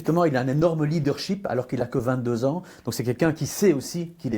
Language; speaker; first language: French; native; French